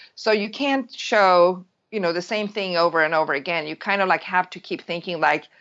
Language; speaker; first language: English; non-native, fluent; Swedish